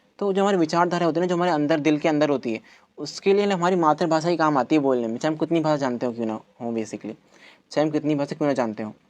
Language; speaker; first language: Hindi; native; Hindi